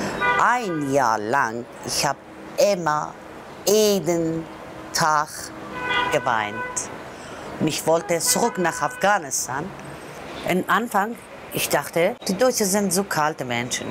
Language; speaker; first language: German; non-native, learner; Persian